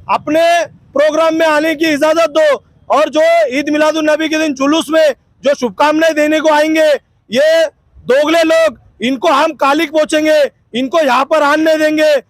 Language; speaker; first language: Hindi; non-native, local second language; Urdu